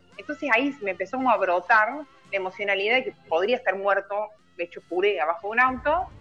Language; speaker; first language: Spanish; native; Spanish